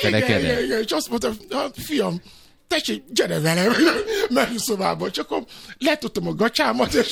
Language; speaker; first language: Hungarian; non-native, fluent; Yoruba